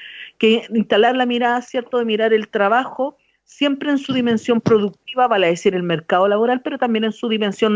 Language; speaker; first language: Spanish; native; Spanish